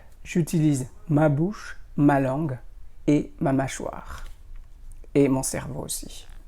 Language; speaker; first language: French; non-native, fluent; Indonesian